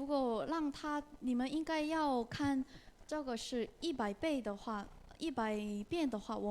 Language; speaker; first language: Chinese; non-native, fluent; Korean